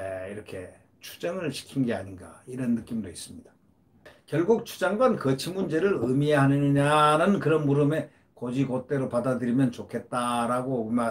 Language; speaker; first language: Korean; native; Korean